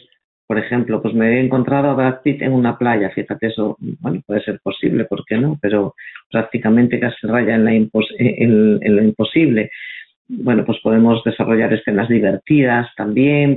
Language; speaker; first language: Spanish; native; Spanish